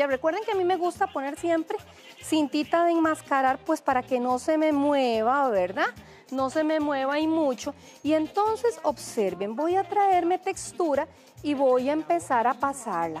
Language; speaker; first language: Spanish; native; Spanish